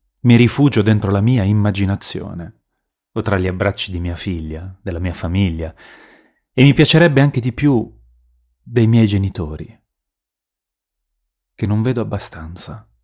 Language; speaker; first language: Italian; native; Italian